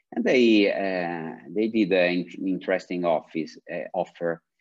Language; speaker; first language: English; non-native, fluent; Italian